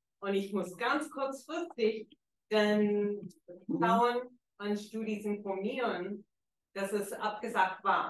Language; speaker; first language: German; non-native, fluent; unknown